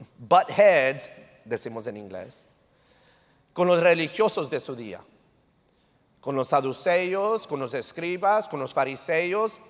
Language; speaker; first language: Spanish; early bilingual, heritage; English